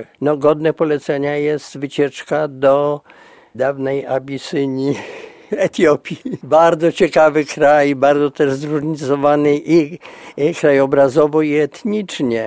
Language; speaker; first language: Polish; native; Polish